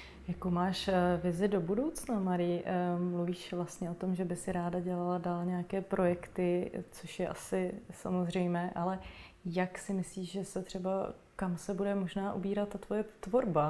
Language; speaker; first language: Czech; native; Czech